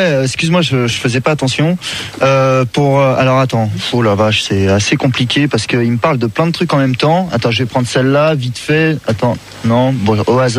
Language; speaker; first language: French; native; French